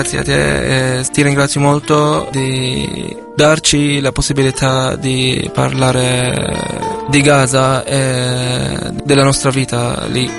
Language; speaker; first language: Italian; non-native, fluent; Arabic